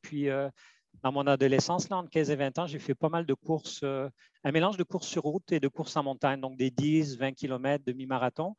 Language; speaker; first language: French; native; French